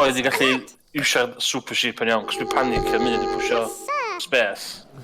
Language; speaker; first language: Welsh; native; Welsh